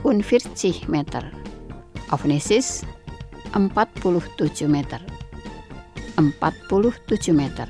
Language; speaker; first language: German; non-native, fluent; Indonesian